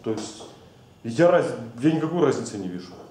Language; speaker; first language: Russian; native; Russian